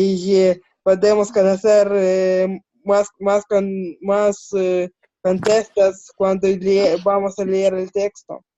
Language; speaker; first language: Spanish; non-native, learner; Ukrainian